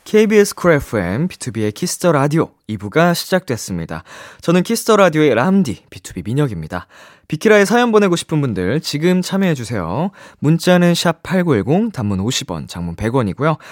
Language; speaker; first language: Korean; native; Korean